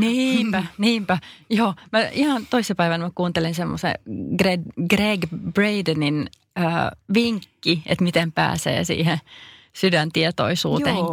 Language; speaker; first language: Finnish; native; Finnish